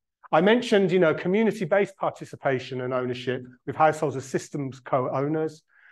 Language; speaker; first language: English; native; English